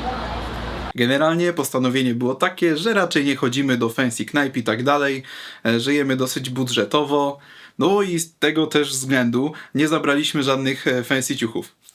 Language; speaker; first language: Polish; native; Polish